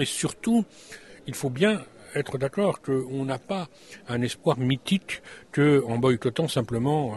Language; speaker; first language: French; native; French